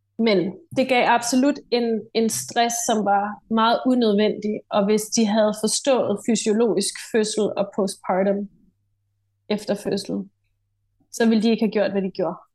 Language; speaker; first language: Danish; native; Danish